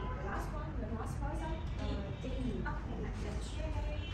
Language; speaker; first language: English; non-native, learner; Vietnamese